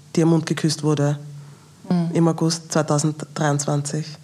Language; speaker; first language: German; native; German